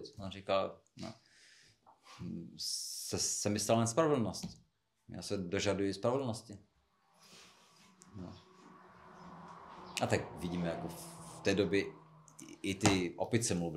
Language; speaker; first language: Czech; non-native, fluent; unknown